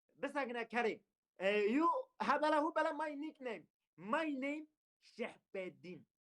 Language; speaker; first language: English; non-native, learner; Turkish